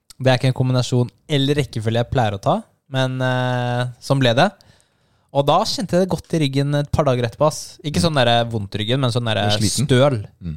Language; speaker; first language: Norwegian; native; Norwegian